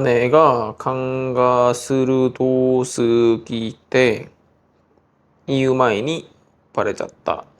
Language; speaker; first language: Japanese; non-native, learner; Korean